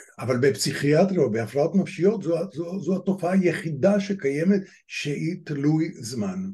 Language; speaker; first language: Hebrew; non-native, fluent; Spanish